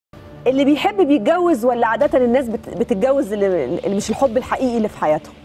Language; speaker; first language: Arabic; native; Arabic